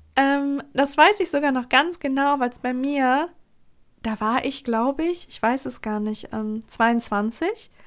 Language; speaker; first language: German; early bilingual, other home language; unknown